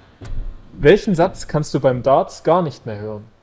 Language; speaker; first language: German; native; German